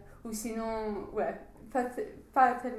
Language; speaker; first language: French; non-native, learner; English